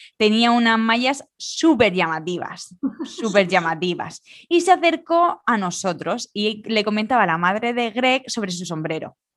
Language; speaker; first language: Spanish; native; Spanish